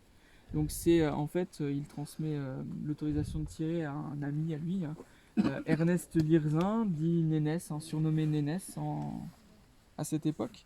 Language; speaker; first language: French; native; French